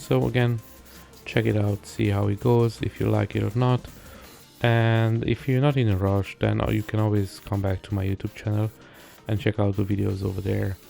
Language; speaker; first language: English; non-native, fluent; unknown